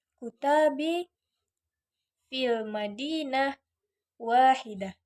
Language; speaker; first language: Arabic; non-native, learner; Indonesian